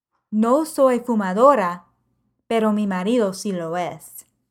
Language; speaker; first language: Spanish; non-native, fluent; English